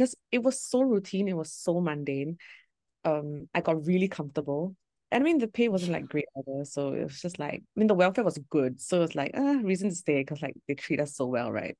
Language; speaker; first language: English; native; English